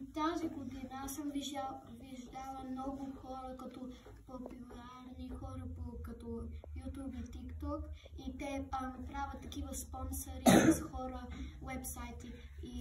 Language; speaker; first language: Bulgarian; early bilingual, heritage; Bulgarian